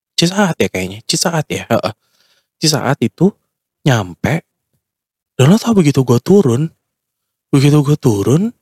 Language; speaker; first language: Indonesian; native; Indonesian